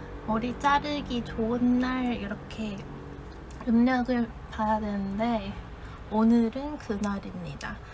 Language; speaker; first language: Korean; non-native, fluent; Chinese